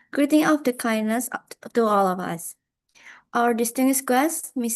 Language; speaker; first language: English; non-native, fluent; Indonesian